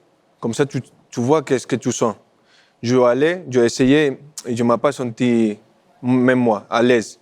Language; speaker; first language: French; non-native, fluent; Spanish